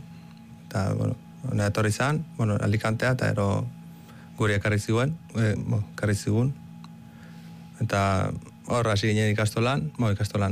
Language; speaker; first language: Basque; early bilingual, other home language; Arabic